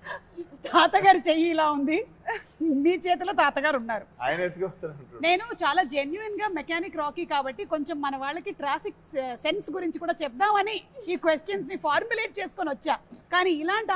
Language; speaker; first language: Telugu; native; Telugu